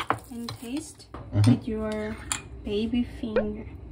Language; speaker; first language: English; non-native, fluent; Korean